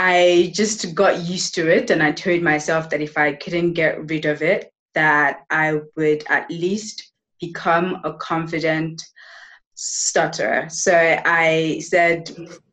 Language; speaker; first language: English; non-native, local second language; Yoruba